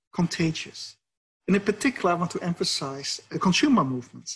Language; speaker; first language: English; non-native, fluent; Dutch